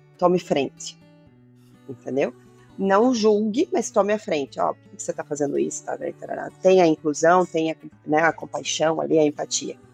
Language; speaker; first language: Portuguese; native; Portuguese